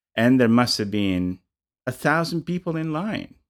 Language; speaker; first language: English; non-native, fluent; Italian